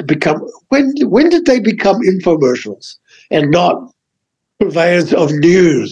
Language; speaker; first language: English; native; English